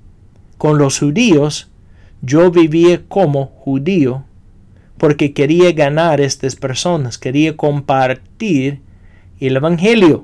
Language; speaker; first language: Spanish; non-native, fluent; English